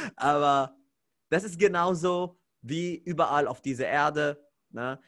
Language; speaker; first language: German; non-native, fluent; Arabic